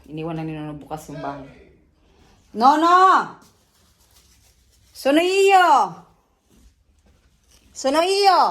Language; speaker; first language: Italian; non-native, learner; Filipino